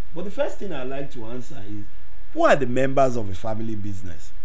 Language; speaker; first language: English; non-native, local second language; Yoruba